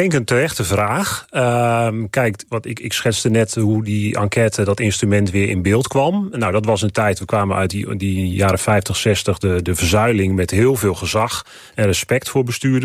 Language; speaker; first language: Dutch; native; Dutch